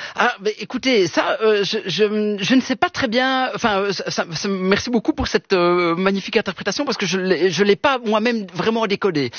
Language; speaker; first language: French; early bilingual, other home language; Italian